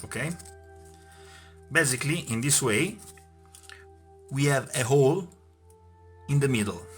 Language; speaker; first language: English; non-native, fluent; Italian